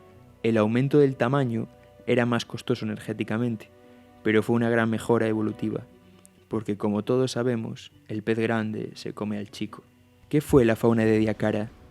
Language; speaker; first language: Spanish; native; Spanish